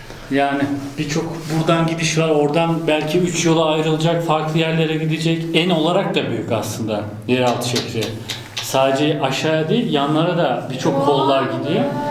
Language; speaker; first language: Turkish; native; Turkish